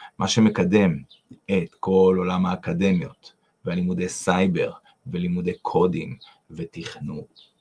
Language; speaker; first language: Hebrew; non-native, fluent; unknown